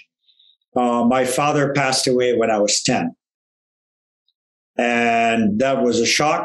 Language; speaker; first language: English; non-native, local second language; Tamil